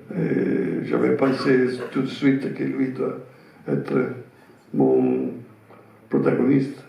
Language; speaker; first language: French; non-native, fluent; Italian